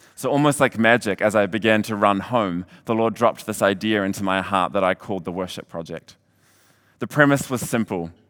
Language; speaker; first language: English; native; English